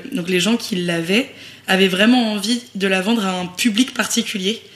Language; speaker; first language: French; native; French